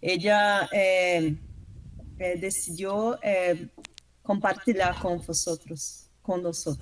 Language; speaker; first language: Spanish; non-native, learner; Portuguese